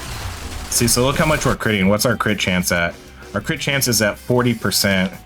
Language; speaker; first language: English; native; English